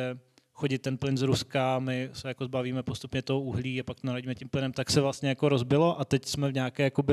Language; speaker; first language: Czech; native; Czech